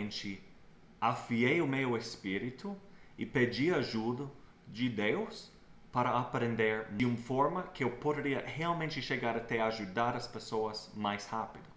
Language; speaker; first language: Portuguese; non-native, fluent; English